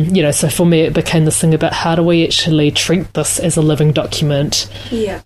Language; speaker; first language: English; native; English